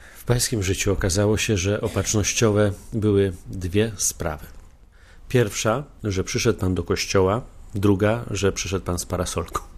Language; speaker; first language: Polish; native; Polish